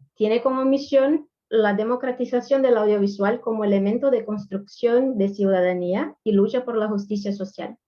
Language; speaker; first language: Spanish; non-native, fluent; Portuguese